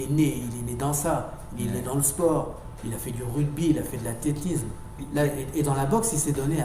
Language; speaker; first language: French; native; French